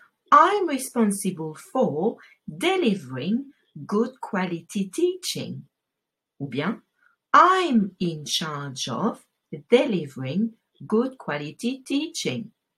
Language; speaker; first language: English; non-native, fluent; French